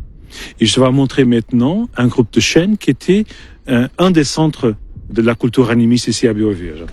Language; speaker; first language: French; non-native, fluent; Portuguese